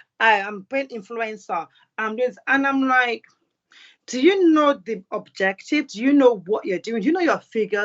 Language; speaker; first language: English; non-native, local second language; Yoruba